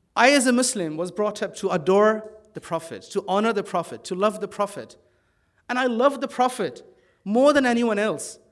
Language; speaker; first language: English; early bilingual, other home language; Dutch